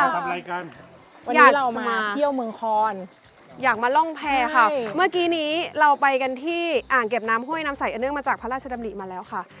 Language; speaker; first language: Thai; native; Thai